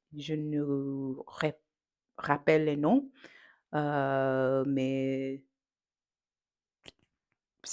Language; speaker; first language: French; non-native, learner; English